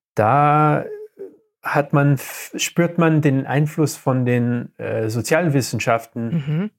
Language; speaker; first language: German; non-native, fluent; English